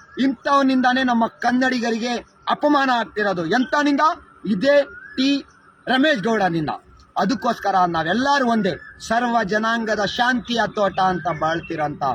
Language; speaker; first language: Kannada; non-native, local second language; Urdu